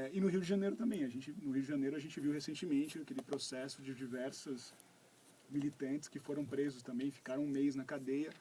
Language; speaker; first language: Portuguese; native; Portuguese